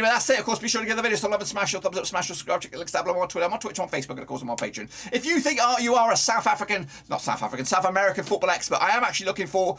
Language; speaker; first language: English; native; English